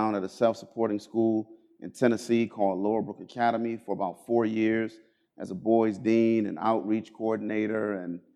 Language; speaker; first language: English; native; English